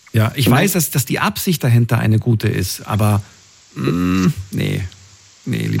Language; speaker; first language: German; native; German